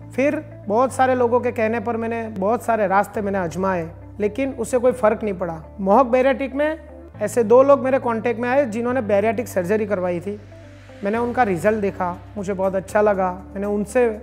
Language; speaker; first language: Hindi; non-native, local second language; Gujarati